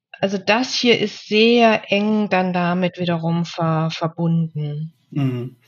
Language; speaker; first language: German; native; German